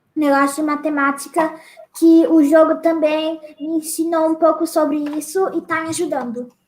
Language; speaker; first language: Portuguese; early bilingual, heritage; Portuguese